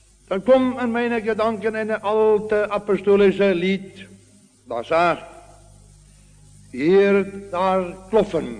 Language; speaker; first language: German; non-native, learner; Afrikaans